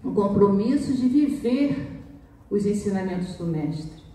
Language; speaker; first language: Portuguese; native; Portuguese